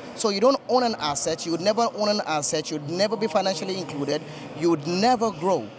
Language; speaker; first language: English; non-native, local second language; Yoruba